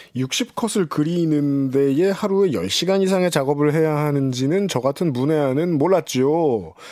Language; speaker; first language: Korean; native; Korean